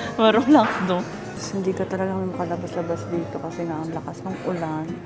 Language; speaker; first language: Filipino; native; Filipino